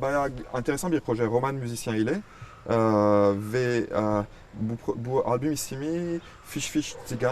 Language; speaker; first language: Turkish; non-native, fluent; French